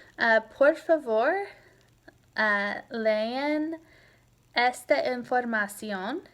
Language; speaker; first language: Spanish; non-native, fluent; English